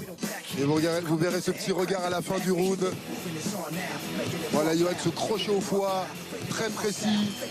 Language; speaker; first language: French; native; French